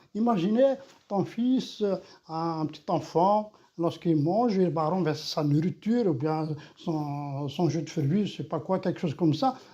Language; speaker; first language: French; non-native, local second language; Kabyle